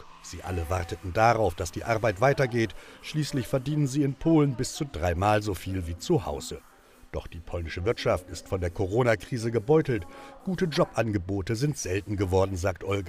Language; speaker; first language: German; native; German